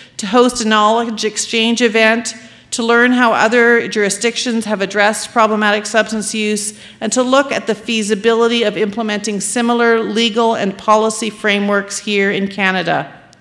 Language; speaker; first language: English; native; English